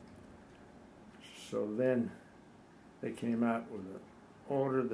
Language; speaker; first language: English; native; English